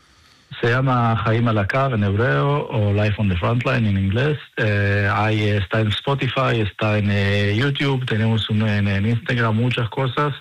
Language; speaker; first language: Spanish; non-native, fluent; Hebrew